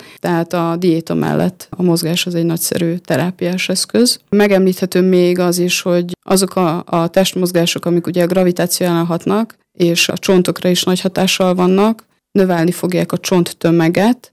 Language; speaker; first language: Hungarian; native; Hungarian